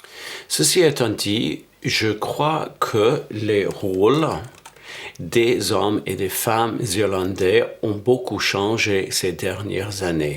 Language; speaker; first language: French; non-native, fluent; English